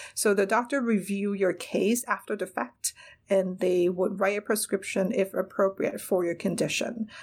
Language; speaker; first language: English; non-native, local second language; Cantonese